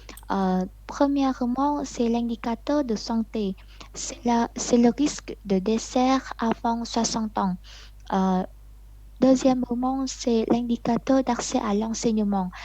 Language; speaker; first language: French; non-native, learner; Vietnamese